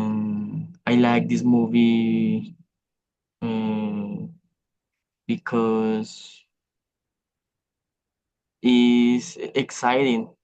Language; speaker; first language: English; non-native, learner; Spanish